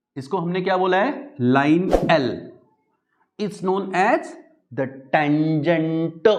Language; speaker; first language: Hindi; non-native, local second language; Marathi